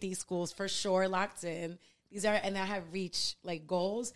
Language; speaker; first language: English; early bilingual, other home language; Spanish